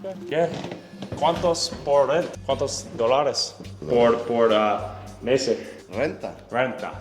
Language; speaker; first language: Spanish; non-native, learner; English